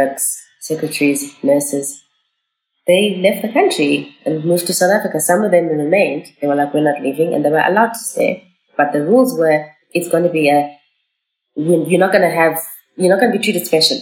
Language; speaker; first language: English; non-native, local second language; Xhosa